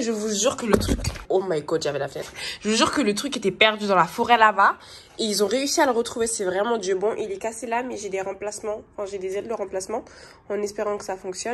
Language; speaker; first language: French; native; French